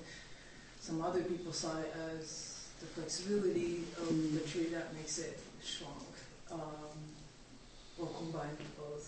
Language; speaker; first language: English; native; English